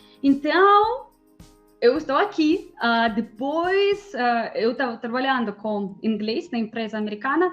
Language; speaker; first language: Portuguese; non-native, fluent; Russian